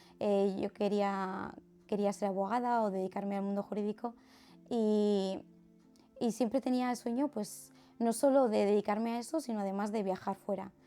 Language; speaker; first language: Spanish; native; Spanish